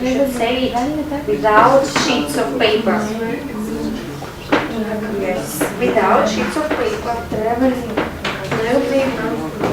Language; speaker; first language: English; non-native, fluent; Russian